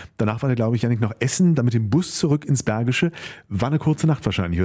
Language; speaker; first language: German; native; German